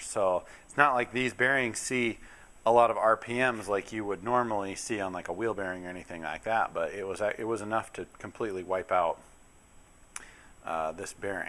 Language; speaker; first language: English; native; English